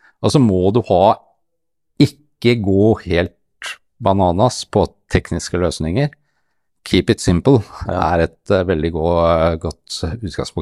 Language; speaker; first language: Norwegian; native; Norwegian